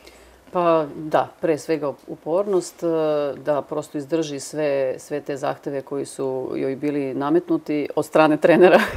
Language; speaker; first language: Serbian; native; Serbian